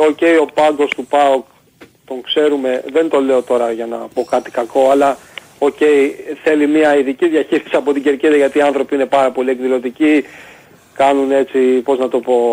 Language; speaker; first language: Greek; native; Greek